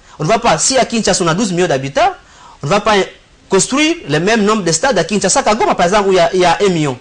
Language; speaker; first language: French; non-native, local second language; Swahili